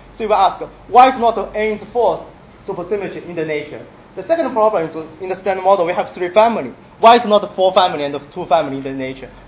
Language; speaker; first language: English; non-native, fluent; Chinese